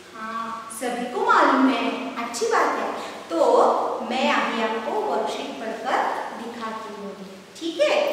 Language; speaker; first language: Hindi; non-native, local second language; Marathi